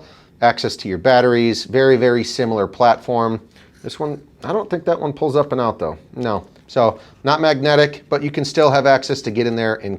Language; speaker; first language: English; native; English